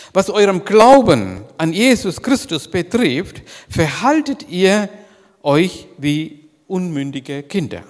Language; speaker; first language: German; non-native, learner; Sinhala